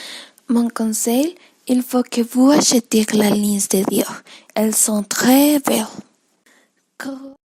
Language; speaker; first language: French; non-native, learner; Spanish